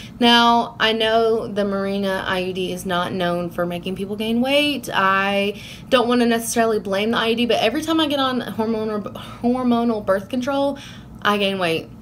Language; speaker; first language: English; native; English